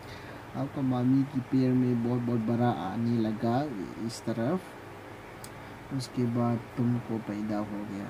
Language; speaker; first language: Hindi; non-native, local second language; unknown